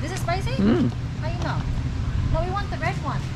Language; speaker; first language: English; native; English